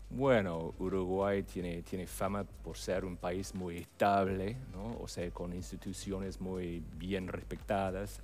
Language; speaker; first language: Spanish; non-native, fluent; English